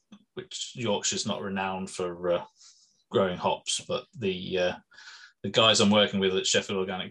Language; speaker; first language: English; native; English